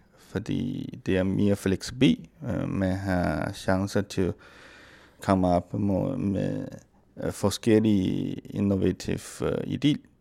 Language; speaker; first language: Danish; non-native, fluent; Chinese